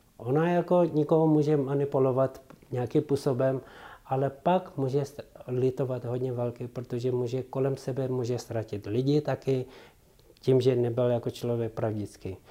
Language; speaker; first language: Czech; non-native, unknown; Tibetan